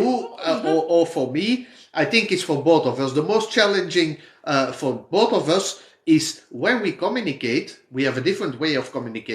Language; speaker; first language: English; non-native, fluent; Dutch